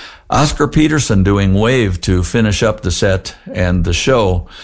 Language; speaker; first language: English; native; English